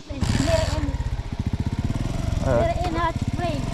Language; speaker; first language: English; non-native, learner; Cebuano